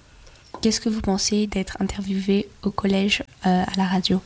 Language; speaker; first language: French; non-native, learner; Swedish